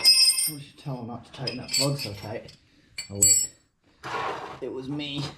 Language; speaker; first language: English; native; English